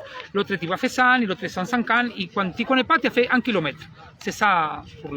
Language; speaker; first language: French; non-native, learner; Spanish